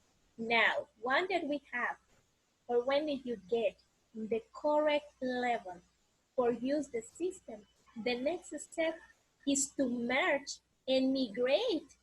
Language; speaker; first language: English; non-native, learner; Spanish